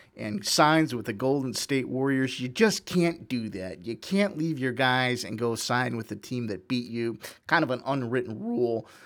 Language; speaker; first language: English; native; English